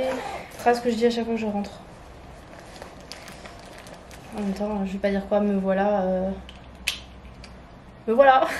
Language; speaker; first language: French; native; French